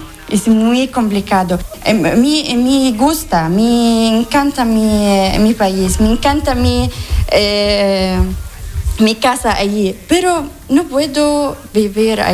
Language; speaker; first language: Spanish; non-native, learner; Arabic